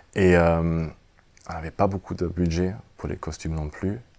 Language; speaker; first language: French; non-native, fluent; German